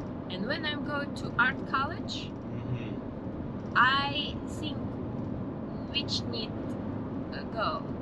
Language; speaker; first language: English; non-native, learner; Russian